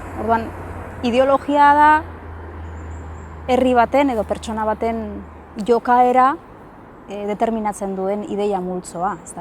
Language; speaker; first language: Basque; native; Basque